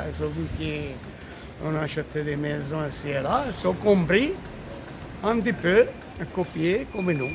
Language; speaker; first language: French; non-native, learner; Italian